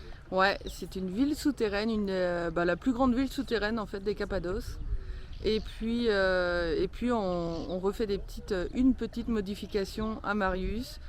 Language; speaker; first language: French; native; French